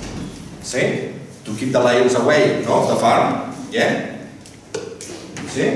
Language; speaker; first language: English; non-native, fluent; Catalan